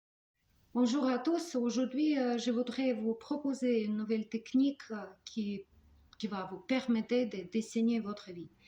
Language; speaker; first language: French; non-native, fluent; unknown